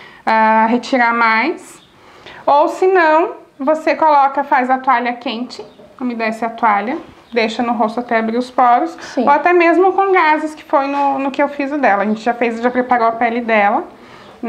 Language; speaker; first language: Portuguese; native; Portuguese